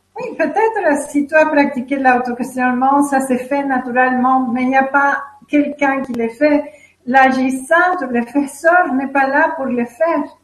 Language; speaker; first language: French; non-native, fluent; Spanish